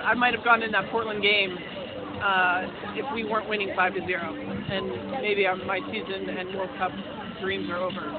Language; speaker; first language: English; native; English